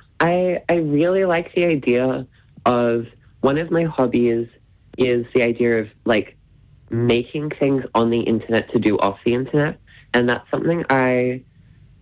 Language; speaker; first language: English; native; English